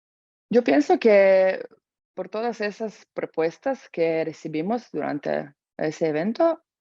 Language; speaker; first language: Spanish; non-native, fluent; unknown